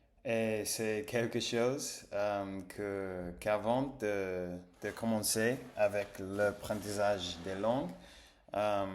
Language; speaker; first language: French; non-native, learner; English